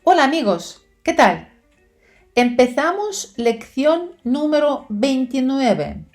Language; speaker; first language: Spanish; non-native, fluent; Ukrainian